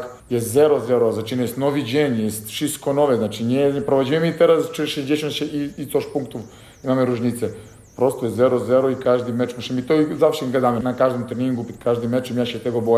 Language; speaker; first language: Polish; non-native, fluent; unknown